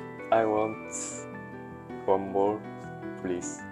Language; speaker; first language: English; non-native, learner; Korean